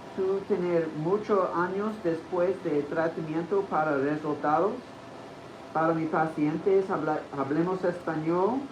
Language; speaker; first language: Spanish; non-native, learner; English